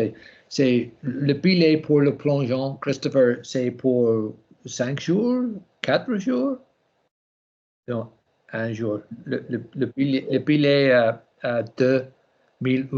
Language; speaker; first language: French; non-native, learner; English